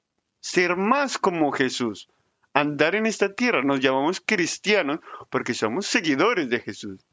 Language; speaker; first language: Spanish; native; Spanish